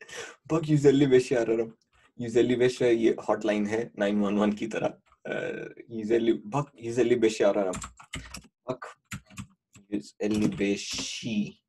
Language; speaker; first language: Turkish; non-native, fluent; Urdu